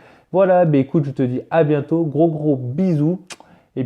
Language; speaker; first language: French; native; French